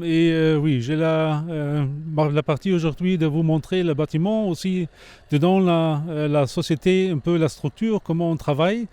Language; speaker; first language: French; non-native, fluent; German